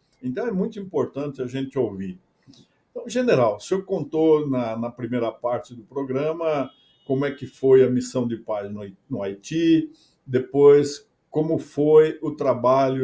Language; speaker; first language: Portuguese; native; Portuguese